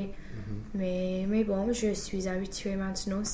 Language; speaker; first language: French; non-native, fluent; English